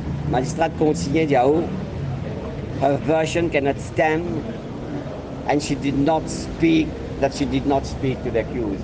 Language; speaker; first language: English; non-native, local second language; Morisyen